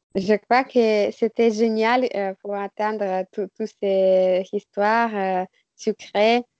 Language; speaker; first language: French; non-native, learner; Russian